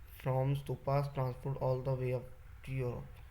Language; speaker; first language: English; non-native, local second language; Punjabi